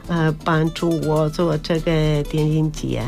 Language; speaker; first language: Chinese; non-native, learner; Spanish